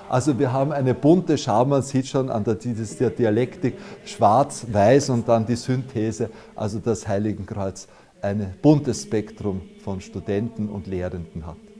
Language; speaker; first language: German; native; German